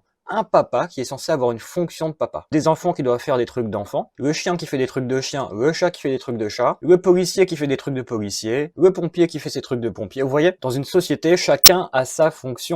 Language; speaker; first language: French; native; French